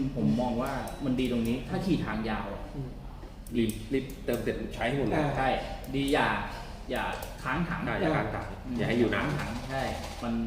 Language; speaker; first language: Thai; native; Thai